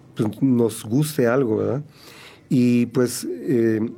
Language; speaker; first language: Spanish; native; Spanish